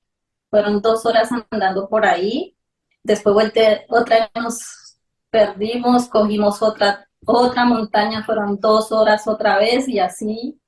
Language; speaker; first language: Spanish; native; Spanish